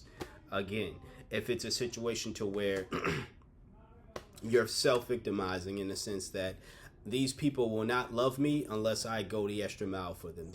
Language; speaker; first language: English; native; English